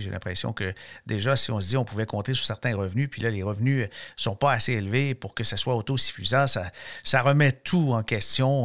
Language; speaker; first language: French; native; French